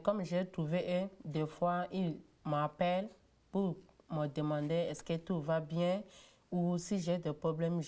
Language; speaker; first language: French; non-native, learner; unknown